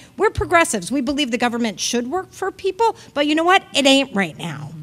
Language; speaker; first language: English; native; English